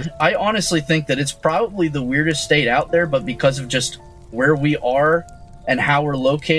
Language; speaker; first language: English; native; English